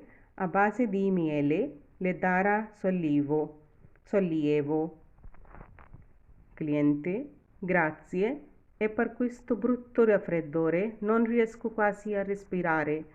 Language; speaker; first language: Italian; non-native, fluent; Urdu